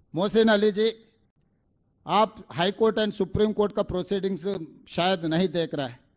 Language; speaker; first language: Hindi; non-native, local second language; Telugu